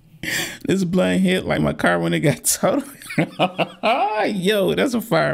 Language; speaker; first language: English; native; English